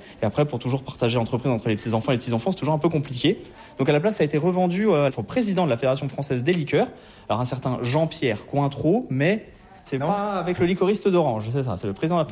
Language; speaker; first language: French; native; French